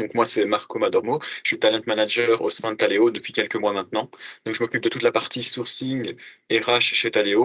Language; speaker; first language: French; native; French